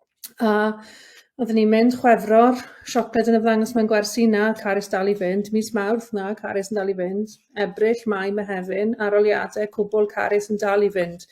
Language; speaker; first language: Welsh; native; Welsh